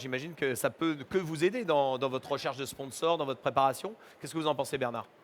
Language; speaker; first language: French; native; French